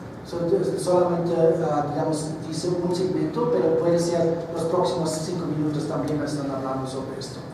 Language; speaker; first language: Spanish; non-native, fluent; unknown